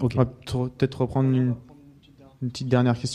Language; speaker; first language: French; native; French